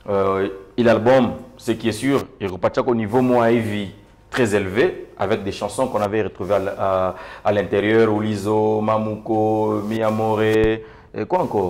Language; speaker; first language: French; non-native, local second language; Swahili